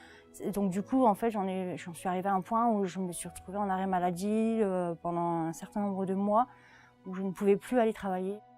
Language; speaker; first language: French; native; French